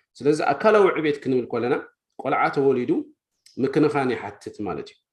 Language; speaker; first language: Tigrinya; native; Tigrinya